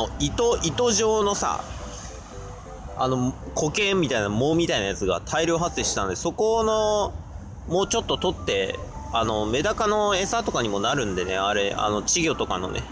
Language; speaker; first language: Japanese; native; Japanese